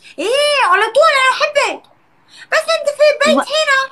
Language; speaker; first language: Arabic; non-native, learner; Turkish